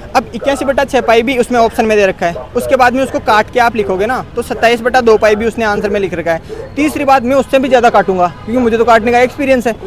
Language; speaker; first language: Hindi; native; Hindi